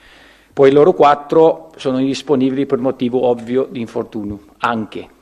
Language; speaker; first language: Italian; non-native, fluent; Portuguese